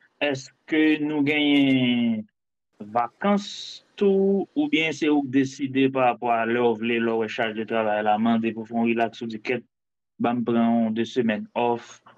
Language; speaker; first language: French; non-native, local second language; Haitian Creole